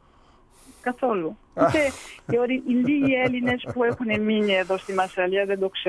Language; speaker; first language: Greek; early bilingual, heritage; Greek